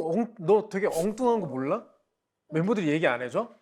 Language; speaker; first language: Korean; native; Korean